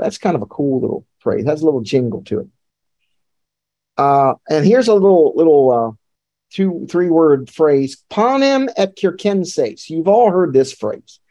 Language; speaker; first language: English; native; English